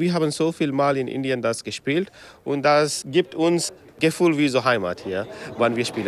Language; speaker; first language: German; non-native, learner; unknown